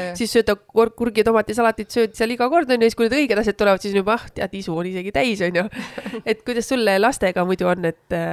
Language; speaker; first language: Estonian; native; Estonian